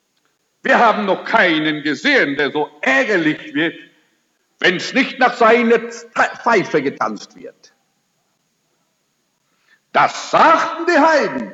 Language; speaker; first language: German; early bilingual, heritage; German